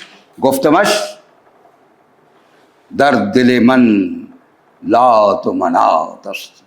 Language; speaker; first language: Persian; non-native, fluent; Urdu